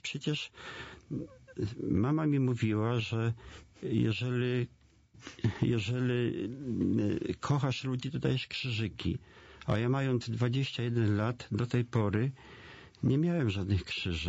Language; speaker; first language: Polish; native; Polish